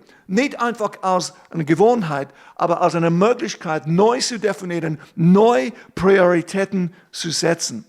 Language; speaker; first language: German; non-native, fluent; English